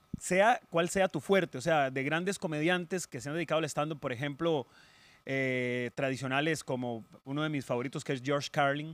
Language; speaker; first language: Spanish; native; Spanish